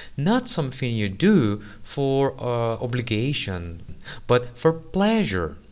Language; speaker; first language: English; non-native, fluent; Portuguese